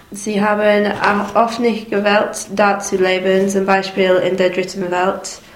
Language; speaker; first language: German; non-native, learner; English